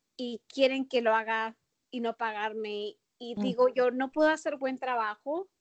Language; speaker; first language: Spanish; early bilingual, heritage; Spanish